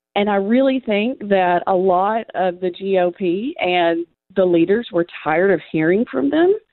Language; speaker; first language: English; native; English